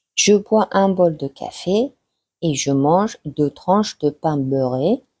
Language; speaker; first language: French; non-native, fluent; Mongolian